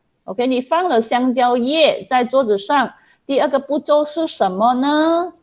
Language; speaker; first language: Chinese; non-native, local second language; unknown